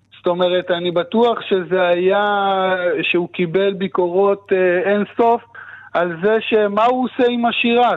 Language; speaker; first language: Hebrew; native; Hebrew